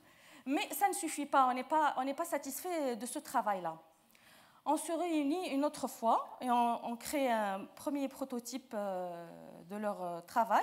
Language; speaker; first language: French; non-native, local second language; Arabic